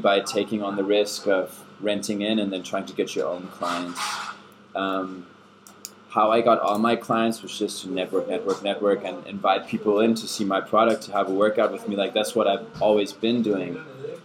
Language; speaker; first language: English; early bilingual, other home language; German